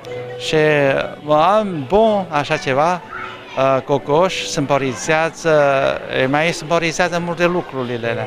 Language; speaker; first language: Romanian; non-native, learner; Chinese